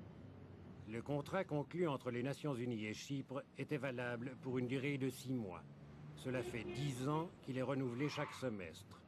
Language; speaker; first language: French; native; French